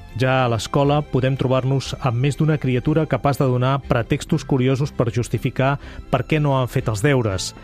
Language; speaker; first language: Catalan; native; Catalan